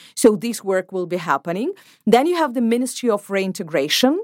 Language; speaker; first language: English; non-native, fluent; Ukrainian